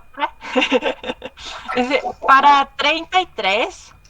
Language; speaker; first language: Spanish; non-native, learner; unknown